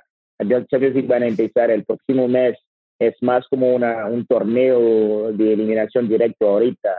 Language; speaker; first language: Spanish; non-native, learner; French